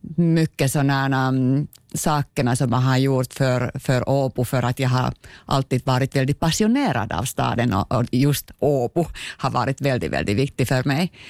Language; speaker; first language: Swedish; non-native, local second language; Finnish